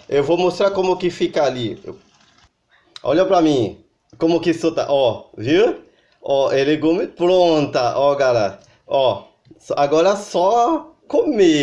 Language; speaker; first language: Portuguese; non-native, learner; Haitian Creole